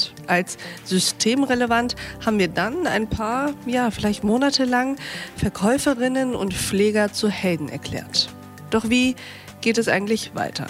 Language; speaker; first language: German; native; German